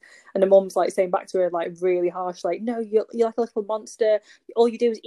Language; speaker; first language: English; native; English